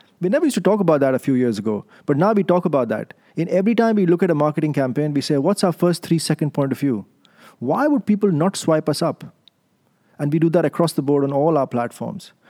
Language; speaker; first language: English; non-native, local second language; Hindi